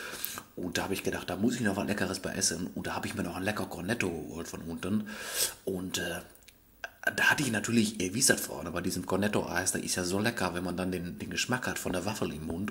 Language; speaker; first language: German; native; German